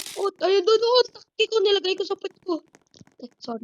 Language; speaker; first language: Filipino; native; Filipino